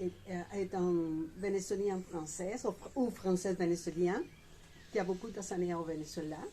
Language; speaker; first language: French; non-native, fluent; Spanish